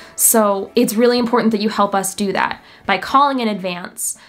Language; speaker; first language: English; native; English